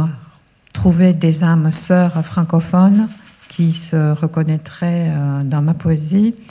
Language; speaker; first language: French; non-native, fluent; Georgian